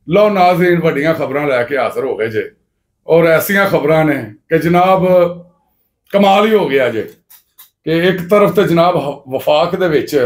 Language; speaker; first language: Urdu; non-native, local second language; Punjabi